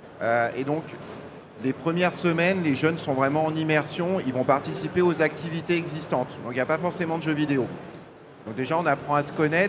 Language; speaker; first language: French; native; French